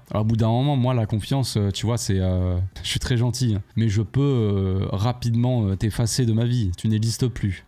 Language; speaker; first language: French; native; French